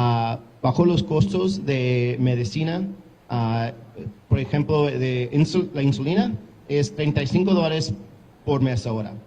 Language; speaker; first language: Spanish; early bilingual, heritage; English